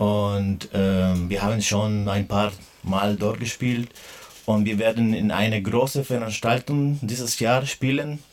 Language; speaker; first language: German; non-native, fluent; Spanish